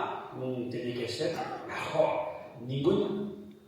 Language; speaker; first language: Spanish; non-native, fluent; Tibetan